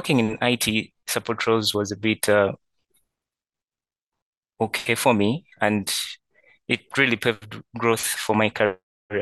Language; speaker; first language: English; non-native, local second language; Ganda